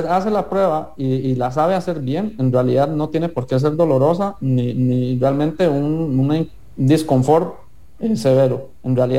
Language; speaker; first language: Spanish; native; Spanish